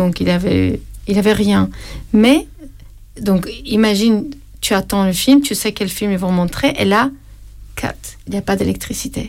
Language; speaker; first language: French; non-native, fluent; Armenian